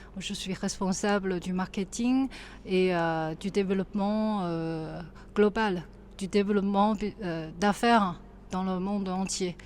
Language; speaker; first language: French; non-native, fluent; Chinese